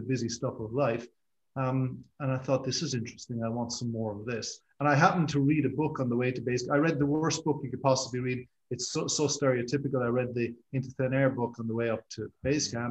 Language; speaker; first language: English; native; English